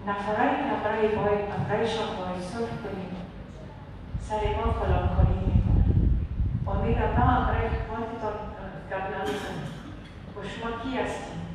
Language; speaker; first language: Persian; non-native, learner; Arabic